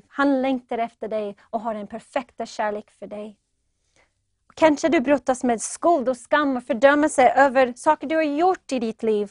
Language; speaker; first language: Swedish; non-native, fluent; English